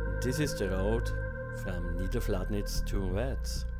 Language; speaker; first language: English; non-native, fluent; German